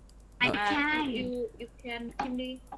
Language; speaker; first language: English; non-native, learner; Vietnamese